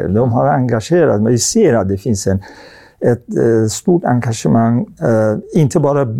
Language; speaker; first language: Swedish; non-native, fluent; Persian